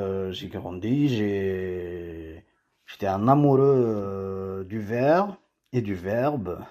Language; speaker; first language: French; non-native, local second language; Kabyle